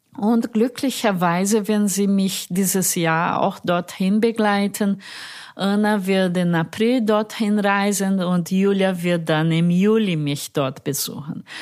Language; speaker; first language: German; non-native, fluent; Portuguese